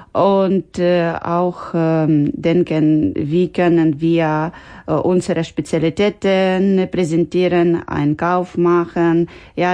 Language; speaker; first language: German; non-native, learner; Ukrainian